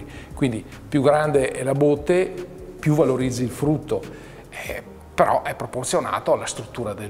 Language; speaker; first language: Italian; native; Italian